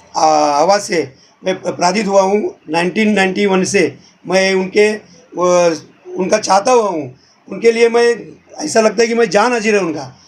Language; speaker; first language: Hindi; non-native, local second language; Marathi